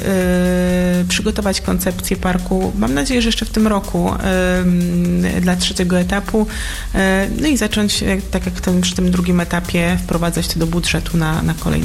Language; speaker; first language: Polish; native; Polish